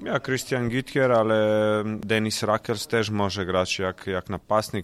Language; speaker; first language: Polish; non-native, learner; Croatian